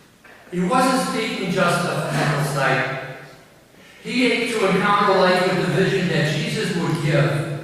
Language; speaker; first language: English; native; English